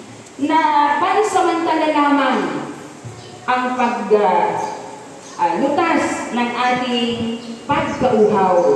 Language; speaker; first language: Filipino; native; Filipino